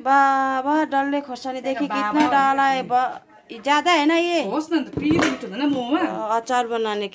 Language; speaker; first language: Hindi; non-native, local second language; Nepali